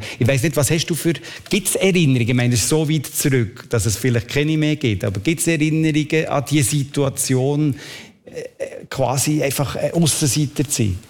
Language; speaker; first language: German; native; German